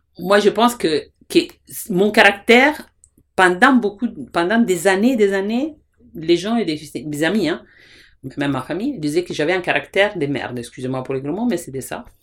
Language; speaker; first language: French; non-native, fluent; Italian